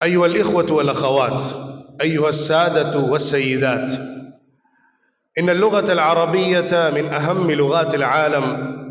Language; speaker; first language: Arabic; non-native, fluent; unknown